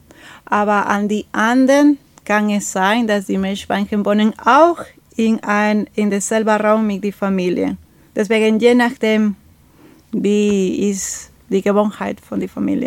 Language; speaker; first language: German; non-native, fluent; Spanish